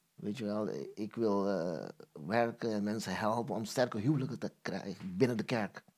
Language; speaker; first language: Dutch; non-native, local second language; Papiamento